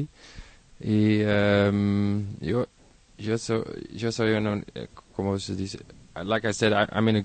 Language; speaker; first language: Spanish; non-native, learner; Dutch